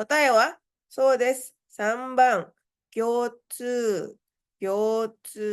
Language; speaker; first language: Japanese; non-native, fluent; Indonesian